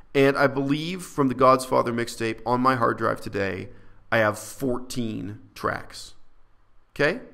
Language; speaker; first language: English; native; English